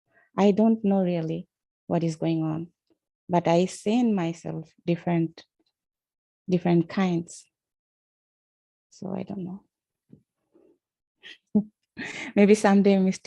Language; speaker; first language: English; non-native, learner; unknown